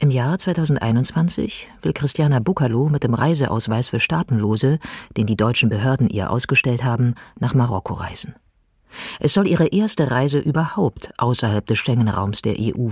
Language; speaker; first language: German; native; German